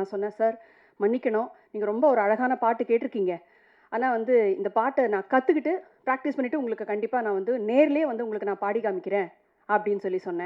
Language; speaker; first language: Tamil; native; Tamil